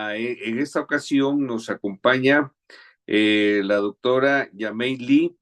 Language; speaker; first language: Spanish; native; Spanish